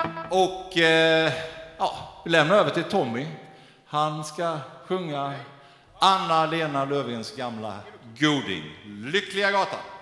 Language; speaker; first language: Swedish; native; Swedish